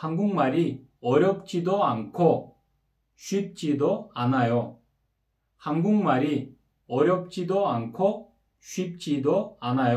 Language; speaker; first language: Korean; non-native, fluent; Kyrgyz